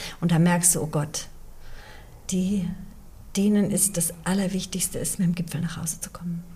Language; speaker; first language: German; early bilingual, other home language; English